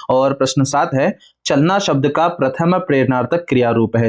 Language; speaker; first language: Hindi; non-native, local second language; Kannada